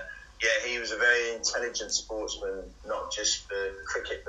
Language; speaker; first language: English; native; English